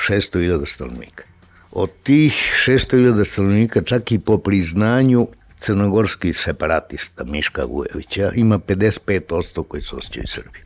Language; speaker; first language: Serbian; native; Serbian